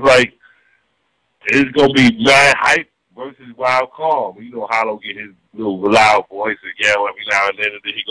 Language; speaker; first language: English; native; English